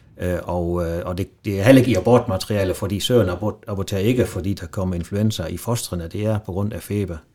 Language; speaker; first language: Danish; non-native, fluent; Dutch